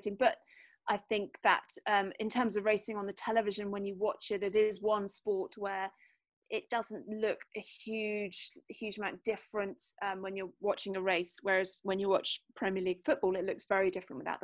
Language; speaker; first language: English; native; English